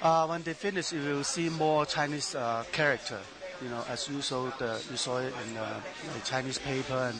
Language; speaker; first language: English; non-native, learner; Chinese